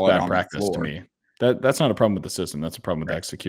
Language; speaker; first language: English; native; English